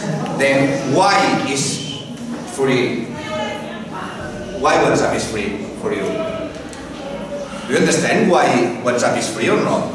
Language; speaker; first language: English; non-native, fluent; Catalan